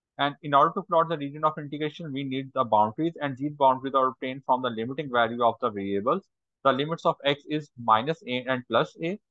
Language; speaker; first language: English; non-native, local second language; Urdu